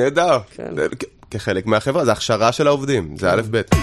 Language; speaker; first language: Hebrew; native; Hebrew